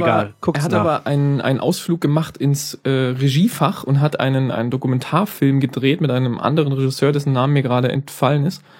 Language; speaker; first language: German; native; German